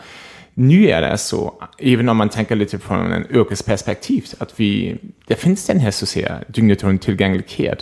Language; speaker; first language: Swedish; non-native, fluent; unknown